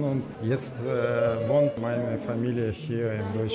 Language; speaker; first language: German; non-native, learner; Russian